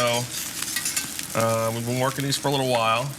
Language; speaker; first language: English; native; English